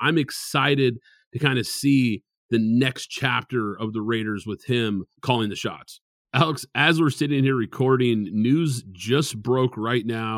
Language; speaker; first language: English; native; English